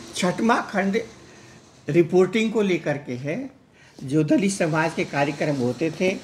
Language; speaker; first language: Hindi; native; Hindi